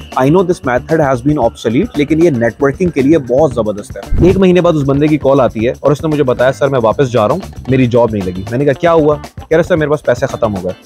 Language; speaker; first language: Urdu; native; Urdu